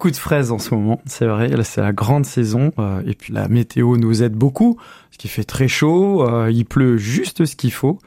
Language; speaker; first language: French; native; French